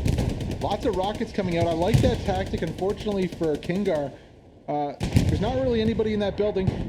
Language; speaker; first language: English; native; English